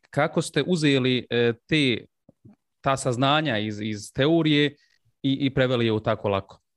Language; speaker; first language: Croatian; early bilingual, heritage; Bosnian